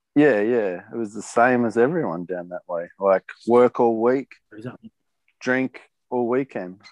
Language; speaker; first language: English; native; English